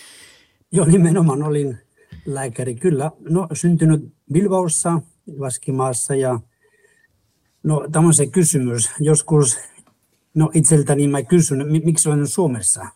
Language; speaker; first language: Finnish; non-native, fluent; Spanish